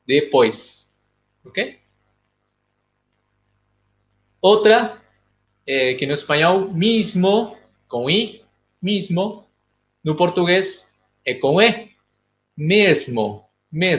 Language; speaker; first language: Portuguese; non-native, fluent; Spanish